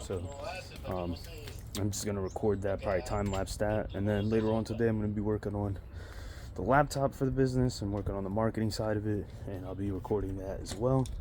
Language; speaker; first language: English; native; English